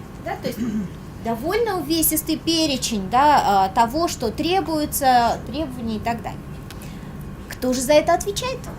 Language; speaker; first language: Russian; native; Russian